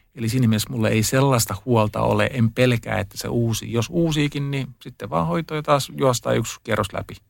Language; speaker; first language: Finnish; early bilingual, heritage; Finnish